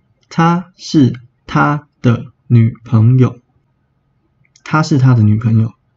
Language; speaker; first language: Chinese; non-native, fluent; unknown